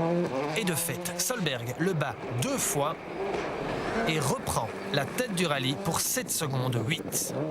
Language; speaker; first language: French; native; French